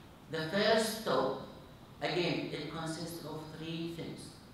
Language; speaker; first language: English; non-native, fluent; Arabic